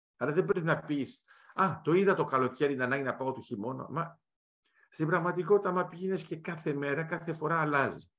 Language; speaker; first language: Greek; early bilingual, heritage; Greek